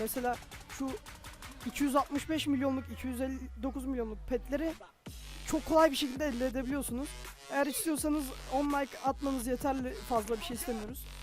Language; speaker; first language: Turkish; native; Turkish